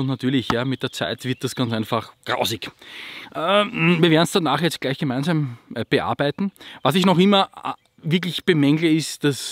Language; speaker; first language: German; native; German